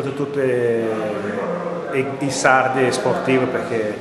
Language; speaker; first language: Italian; non-native, fluent; Portuguese